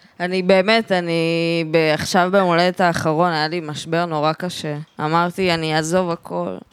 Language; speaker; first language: Hebrew; native; Hebrew